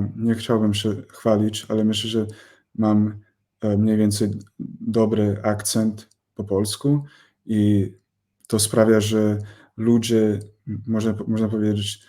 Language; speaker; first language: Polish; non-native, fluent; English